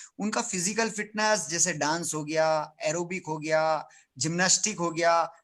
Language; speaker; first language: Hindi; native; Hindi